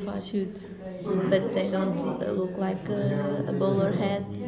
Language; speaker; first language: English; non-native, learner; Portuguese